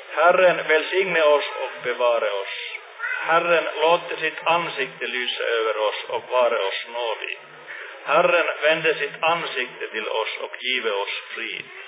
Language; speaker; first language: Swedish; non-native, fluent; Finnish